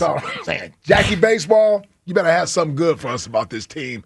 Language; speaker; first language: English; native; English